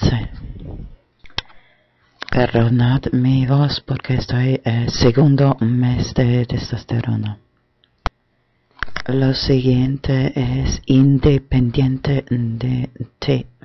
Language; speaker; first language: Spanish; non-native, fluent; German